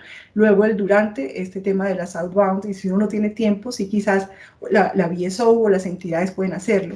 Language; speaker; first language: Spanish; native; Spanish